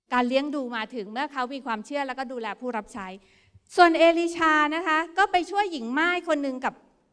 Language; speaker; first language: Thai; native; Thai